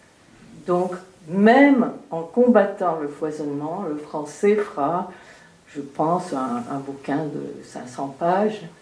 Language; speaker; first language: French; early bilingual, heritage; French